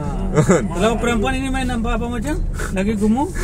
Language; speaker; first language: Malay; non-native, learner; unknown